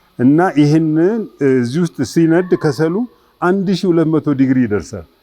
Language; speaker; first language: Amharic; native; Amharic